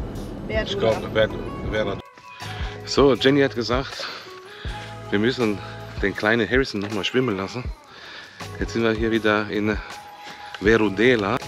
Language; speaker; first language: German; native; German